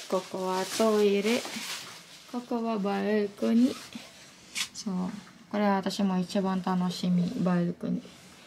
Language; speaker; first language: Japanese; non-native, learner; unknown